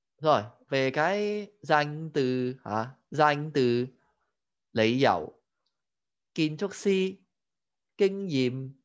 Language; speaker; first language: Vietnamese; non-native, fluent; Cantonese